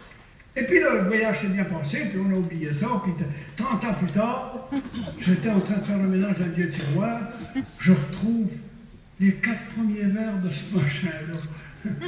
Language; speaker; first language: French; native; French